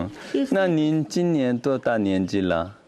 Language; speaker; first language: Chinese; non-native, fluent; Korean